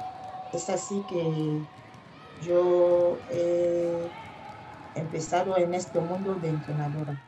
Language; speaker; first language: Spanish; non-native, fluent; French